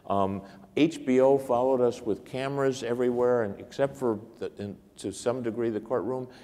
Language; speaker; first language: English; native; English